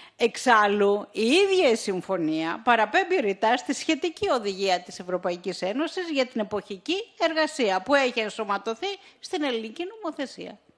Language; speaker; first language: Greek; native; Greek